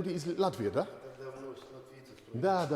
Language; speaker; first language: Russian; non-native, learner; English